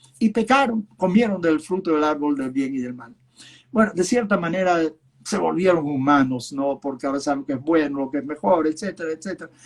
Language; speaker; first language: Spanish; early bilingual, other home language; Yiddish